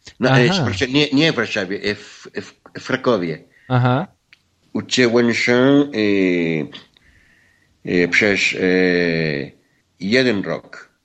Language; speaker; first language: Polish; non-native, learner; Spanish